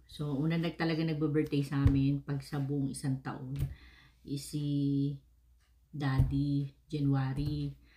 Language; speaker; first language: Filipino; native; Filipino